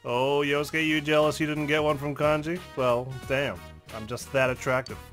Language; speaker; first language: English; native; English